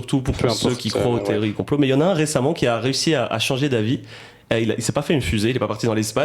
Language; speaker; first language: French; native; French